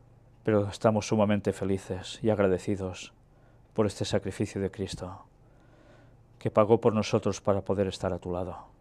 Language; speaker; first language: Spanish; native; Spanish